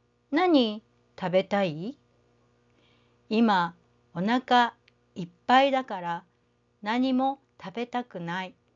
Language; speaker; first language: Japanese; native; Japanese